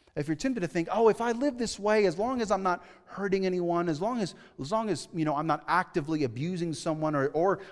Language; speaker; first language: English; native; English